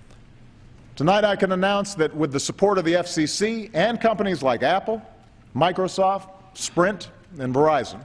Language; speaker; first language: English; native; English